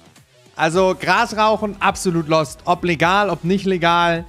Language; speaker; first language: German; native; German